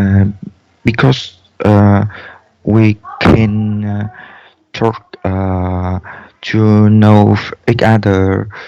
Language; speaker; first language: English; non-native, learner; Vietnamese